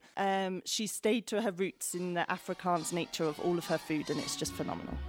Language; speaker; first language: English; native; English